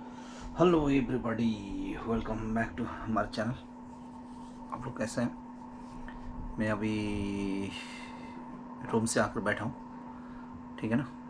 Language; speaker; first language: Hindi; non-native, local second language; Bangla